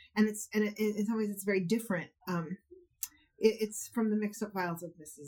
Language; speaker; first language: English; native; English